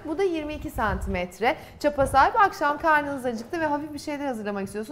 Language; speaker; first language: Turkish; native; Turkish